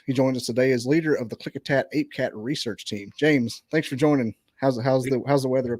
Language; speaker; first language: English; native; English